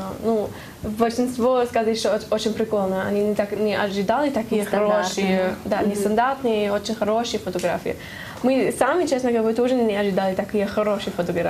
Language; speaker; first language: Russian; non-native, learner; German